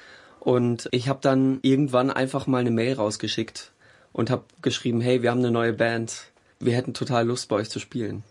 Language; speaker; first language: German; native; German